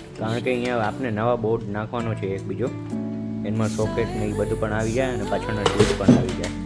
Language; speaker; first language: Gujarati; native; Gujarati